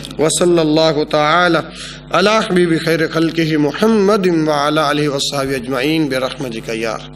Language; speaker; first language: Urdu; non-native, local second language; Pashto